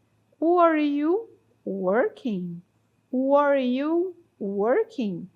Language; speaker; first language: English; non-native, fluent; Portuguese